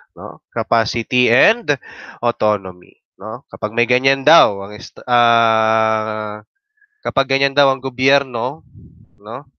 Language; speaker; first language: Filipino; native; Filipino